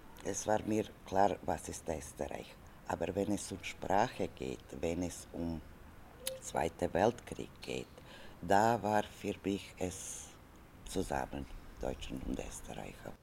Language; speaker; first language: German; non-native, learner; Croatian